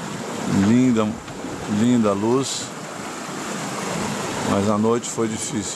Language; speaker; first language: Portuguese; native; Portuguese